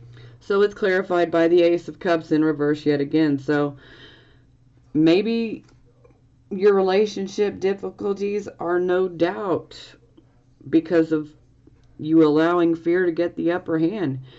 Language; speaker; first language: English; native; English